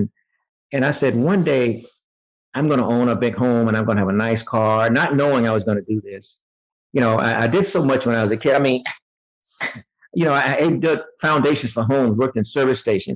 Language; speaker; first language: English; native; English